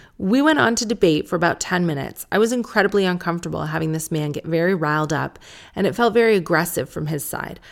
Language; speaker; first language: English; native; English